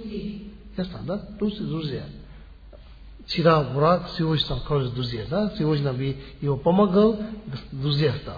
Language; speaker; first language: Russian; non-native, learner; Tibetan